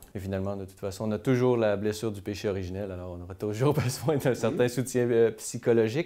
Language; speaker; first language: French; native; French